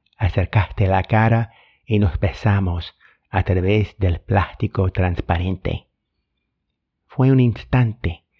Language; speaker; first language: Spanish; non-native, fluent; English